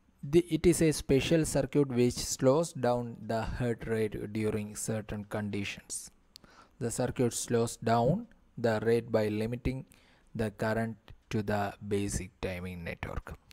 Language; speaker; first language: English; non-native, local second language; Malayalam